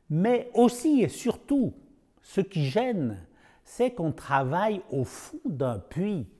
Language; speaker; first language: French; native; French